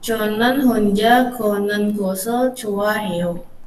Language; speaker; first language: Korean; non-native, learner; Indonesian